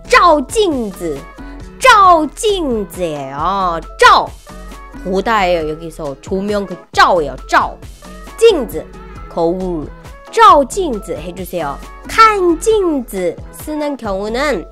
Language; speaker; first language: Korean; non-native, fluent; Chinese